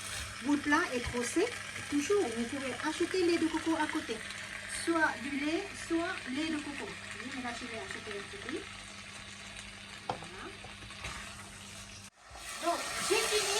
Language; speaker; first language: French; non-native, learner; Thai